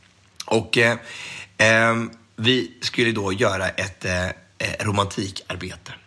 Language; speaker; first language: Swedish; native; Swedish